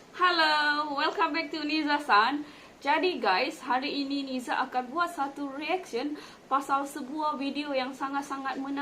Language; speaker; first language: Indonesian; non-native, local second language; Malay